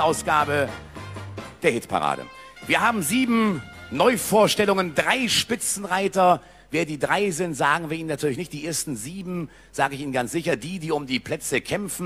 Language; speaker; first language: German; native; German